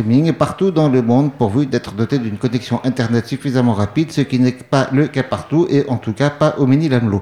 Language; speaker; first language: French; native; French